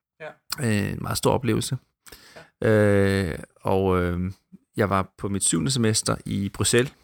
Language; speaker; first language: Danish; native; Danish